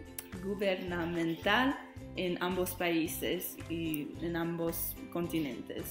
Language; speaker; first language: Spanish; non-native, learner; English